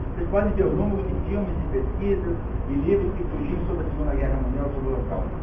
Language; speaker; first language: Portuguese; early bilingual, other home language; Yiddish